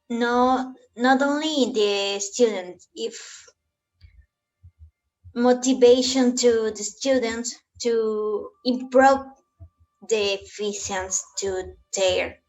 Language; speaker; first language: English; non-native, learner; Spanish